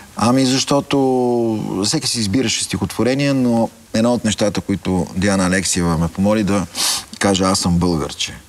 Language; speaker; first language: Bulgarian; native; Bulgarian